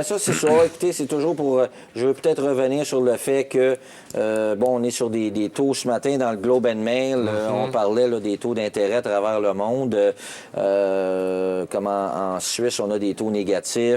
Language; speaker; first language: French; native; French